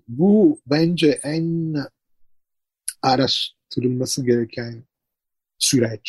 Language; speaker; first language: Turkish; non-native, fluent; Italian